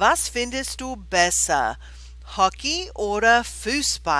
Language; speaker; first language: German; non-native, fluent; English